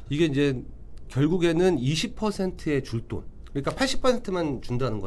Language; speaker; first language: Korean; native; Korean